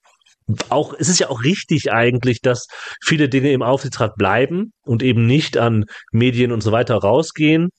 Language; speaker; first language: German; native; German